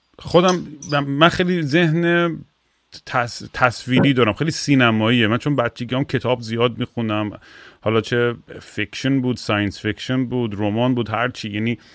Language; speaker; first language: Persian; early bilingual, heritage; Persian